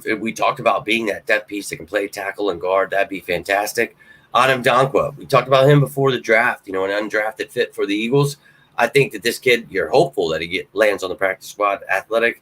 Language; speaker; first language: English; native; English